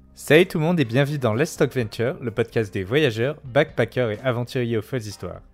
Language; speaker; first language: French; native; French